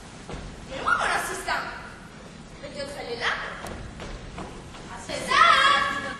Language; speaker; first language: French; non-native, learner; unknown